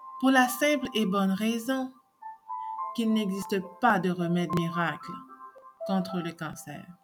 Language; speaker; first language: French; non-native, local second language; Haitian Creole